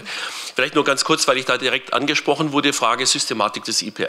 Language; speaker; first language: German; native; German